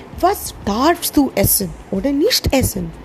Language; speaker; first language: German; non-native, fluent; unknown